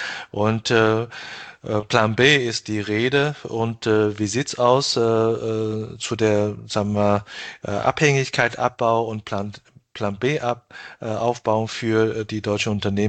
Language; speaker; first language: German; non-native, fluent; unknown